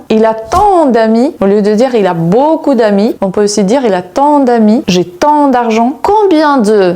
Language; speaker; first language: French; non-native, fluent; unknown